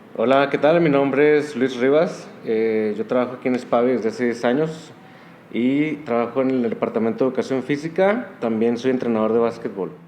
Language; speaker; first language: Spanish; native; Spanish